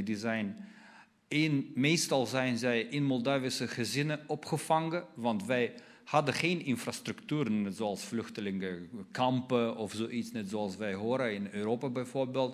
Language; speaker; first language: Dutch; non-native, learner; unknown